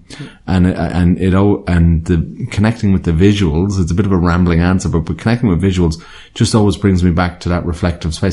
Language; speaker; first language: English; native; English